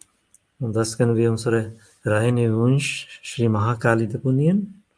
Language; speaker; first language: German; non-native, fluent; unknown